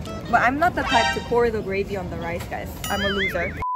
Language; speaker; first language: English; non-native, local second language; Korean